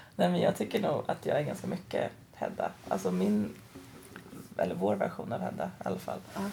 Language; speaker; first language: Swedish; early bilingual, other home language; Persian